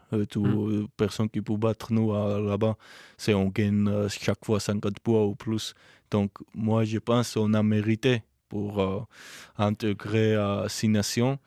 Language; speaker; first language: French; non-native, learner; Georgian